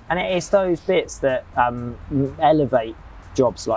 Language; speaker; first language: English; native; English